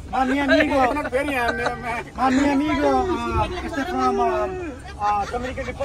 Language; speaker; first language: Spanish; non-native, learner; Nepali